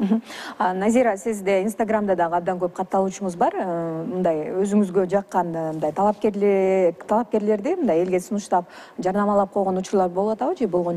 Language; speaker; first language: Kyrgyz; native; Kyrgyz